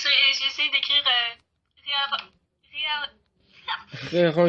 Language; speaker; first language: French; native; French